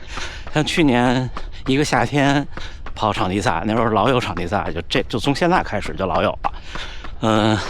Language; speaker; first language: Chinese; native; Chinese